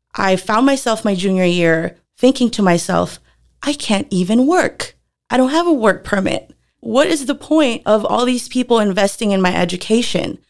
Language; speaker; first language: English; early bilingual, other home language; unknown